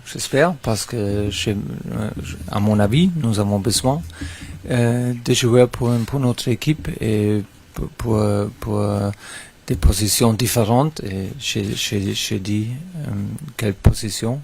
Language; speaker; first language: French; non-native, fluent; German